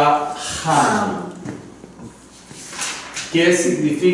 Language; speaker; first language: Spanish; non-native, learner; English